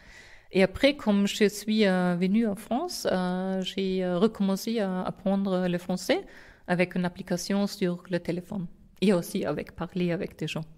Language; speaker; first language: French; non-native, fluent; German